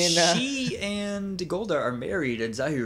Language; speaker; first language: English; native; English